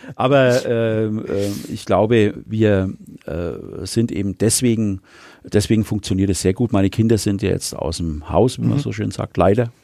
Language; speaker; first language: German; native; German